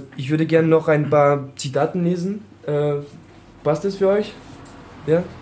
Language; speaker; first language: German; non-native, fluent; French